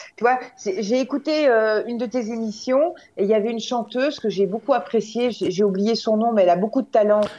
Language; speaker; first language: French; native; French